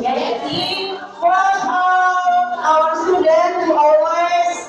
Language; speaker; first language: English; non-native, learner; Indonesian